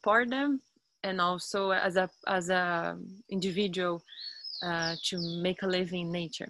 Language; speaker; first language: English; non-native, fluent; Portuguese